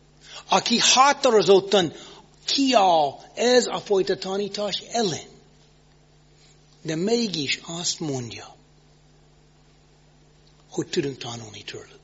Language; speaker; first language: Hungarian; non-native, fluent; English